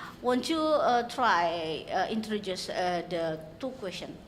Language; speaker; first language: English; non-native, learner; Indonesian